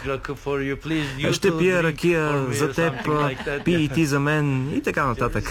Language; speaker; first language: Bulgarian; non-native, fluent; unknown